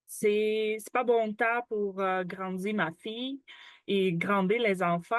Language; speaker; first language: French; non-native, learner; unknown